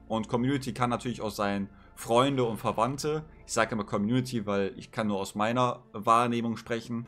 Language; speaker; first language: German; native; German